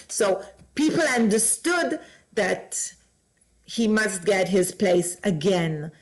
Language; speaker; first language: English; non-native, fluent; Hebrew